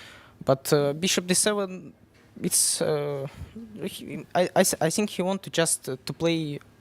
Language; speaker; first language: English; non-native, learner; Russian